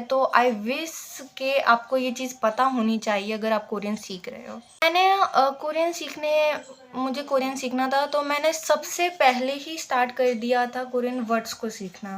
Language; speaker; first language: Hindi; native; Hindi